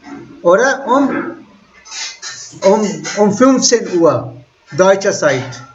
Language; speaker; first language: German; non-native, fluent; Hindi